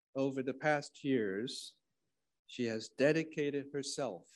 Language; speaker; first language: English; non-native, fluent; Chinese